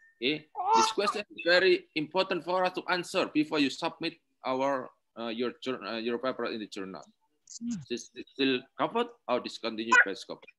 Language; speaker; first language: English; non-native, learner; Indonesian